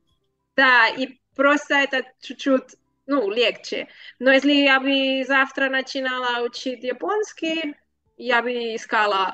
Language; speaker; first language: Russian; non-native, learner; Spanish